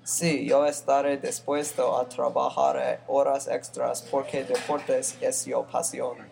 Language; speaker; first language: Spanish; non-native, learner; English